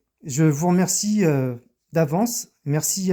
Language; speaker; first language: French; native; French